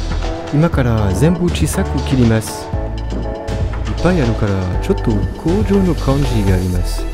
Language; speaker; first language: Japanese; non-native, learner; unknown